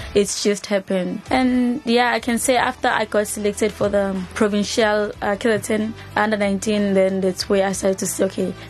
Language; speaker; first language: English; non-native, local second language; Zulu